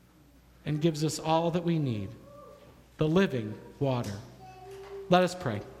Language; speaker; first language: English; native; English